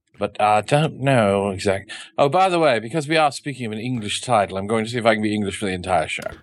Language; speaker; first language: English; native; English